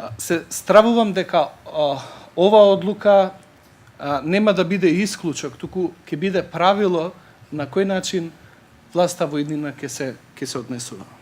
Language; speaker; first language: Macedonian; non-native, local second language; Albanian